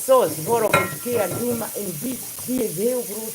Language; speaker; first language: Dutch; non-native, learner; Kikuyu